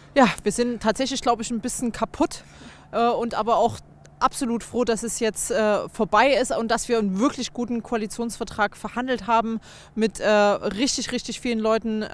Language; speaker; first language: German; native; German